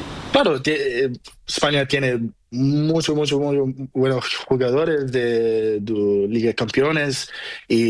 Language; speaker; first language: Spanish; non-native, learner; Portuguese